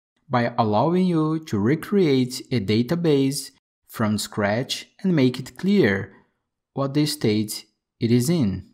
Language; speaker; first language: English; non-native, fluent; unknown